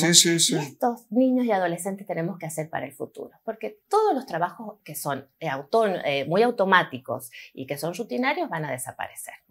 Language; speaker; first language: Spanish; native; Spanish